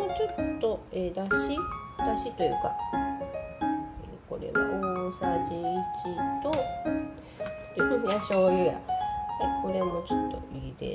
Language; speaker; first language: Japanese; native; Japanese